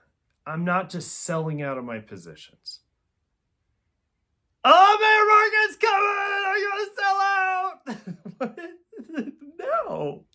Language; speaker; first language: English; native; English